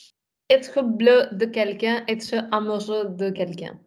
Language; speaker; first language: French; non-native, learner; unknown